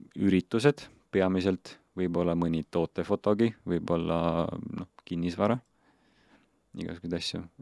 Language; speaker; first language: Estonian; non-native, local second language; Russian